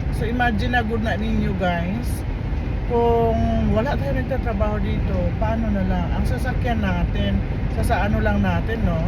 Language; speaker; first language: Filipino; non-native, local second language; Cebuano